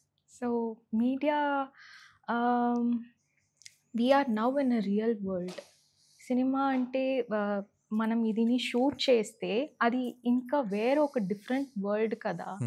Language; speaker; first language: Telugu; non-native, learner; Tamil